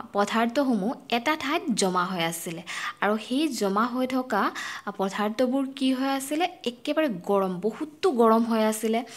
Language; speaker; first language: Assamese; non-native, local second language; Bangla